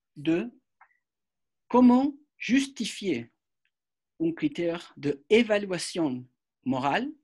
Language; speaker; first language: French; non-native, fluent; Spanish